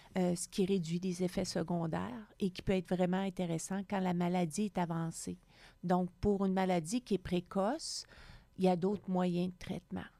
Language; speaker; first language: French; native; French